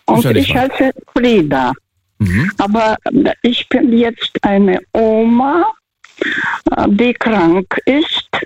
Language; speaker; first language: German; non-native, fluent; Russian